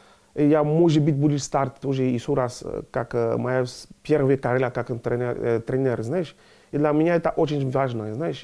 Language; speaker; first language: Russian; non-native, learner; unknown